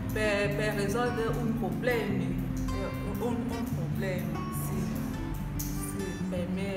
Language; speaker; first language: Italian; non-native, learner; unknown